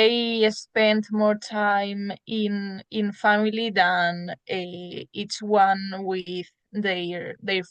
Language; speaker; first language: English; non-native, learner; Spanish